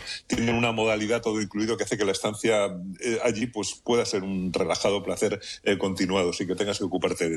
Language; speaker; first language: Spanish; native; Spanish